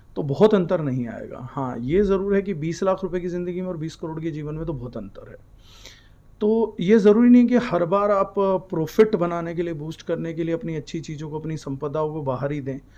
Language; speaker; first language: Hindi; native; Hindi